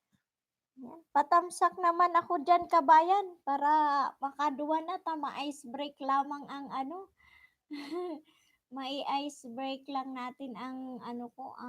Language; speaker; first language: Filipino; non-native, local second language; Bikol